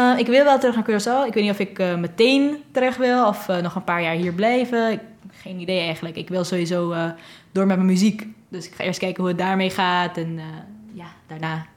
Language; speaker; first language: Dutch; non-native, local second language; Papiamento